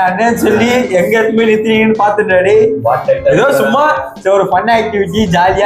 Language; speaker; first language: Tamil; native; Tamil